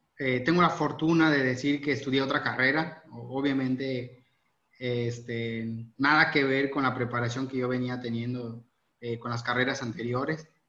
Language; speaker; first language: Spanish; native; Spanish